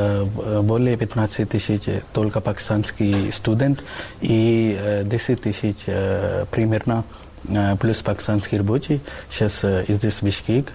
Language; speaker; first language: Russian; non-native, learner; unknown